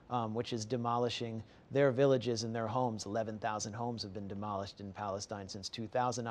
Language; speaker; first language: English; native; English